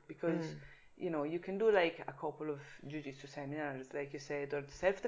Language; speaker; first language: English; non-native, fluent; Italian